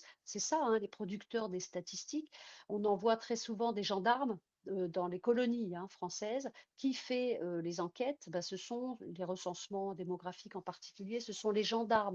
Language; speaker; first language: French; native; French